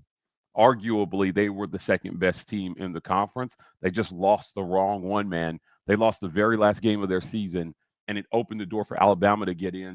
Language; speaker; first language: English; native; English